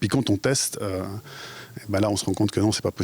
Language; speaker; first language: French; native; French